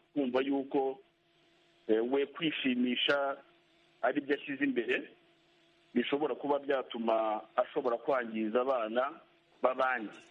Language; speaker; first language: Kinyarwanda; native; Kinyarwanda